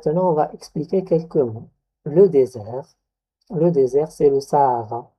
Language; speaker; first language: French; non-native, local second language; Arabic